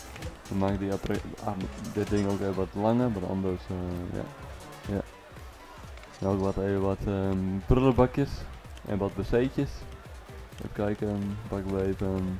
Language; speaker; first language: Dutch; native; Dutch